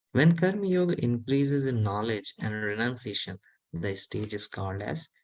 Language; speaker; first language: English; non-native, local second language; Hindi